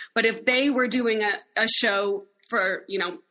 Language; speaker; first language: English; native; English